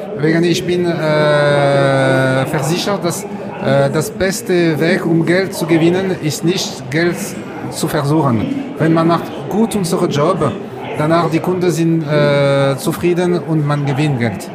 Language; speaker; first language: German; non-native, learner; French